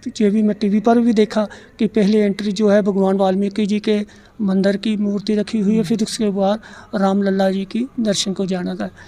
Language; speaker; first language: Hindi; non-native, local second language; Punjabi